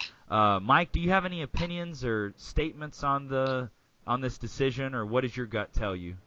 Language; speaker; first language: English; native; English